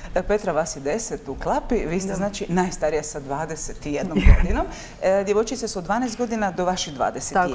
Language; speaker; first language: Croatian; native; Croatian